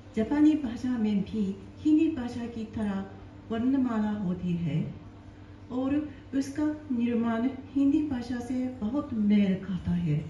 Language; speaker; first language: Hindi; non-native, learner; Japanese